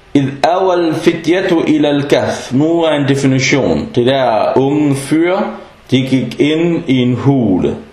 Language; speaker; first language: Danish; non-native, fluent; Arabic